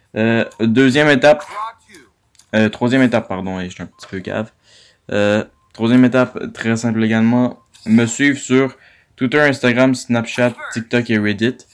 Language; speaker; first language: French; native; French